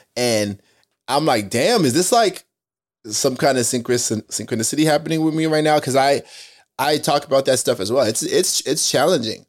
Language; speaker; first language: English; native; English